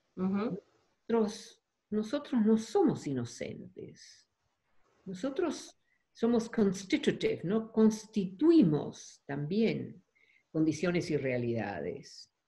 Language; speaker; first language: Spanish; non-native, fluent; Dutch